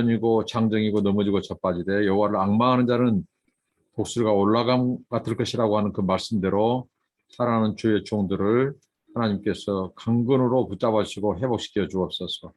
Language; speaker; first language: Korean; native; Korean